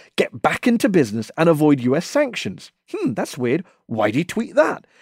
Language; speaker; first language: English; native; English